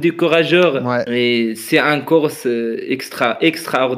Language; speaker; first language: French; non-native, learner; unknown